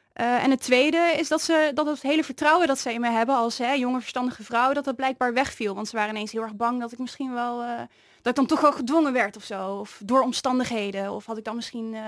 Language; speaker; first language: Dutch; native; Dutch